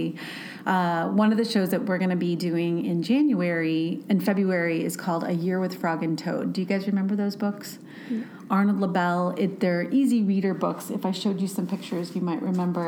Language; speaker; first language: English; native; English